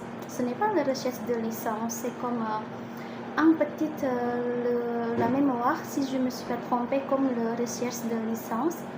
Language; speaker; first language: French; non-native, learner; Indonesian